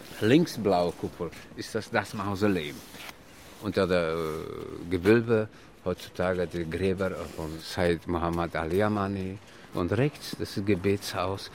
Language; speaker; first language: German; non-native, learner; Tajik